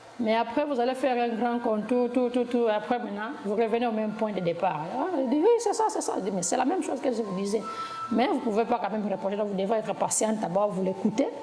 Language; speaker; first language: French; non-native, local second language; Lingala